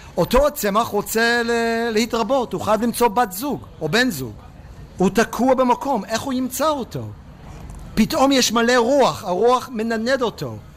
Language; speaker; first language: Hebrew; non-native, fluent; English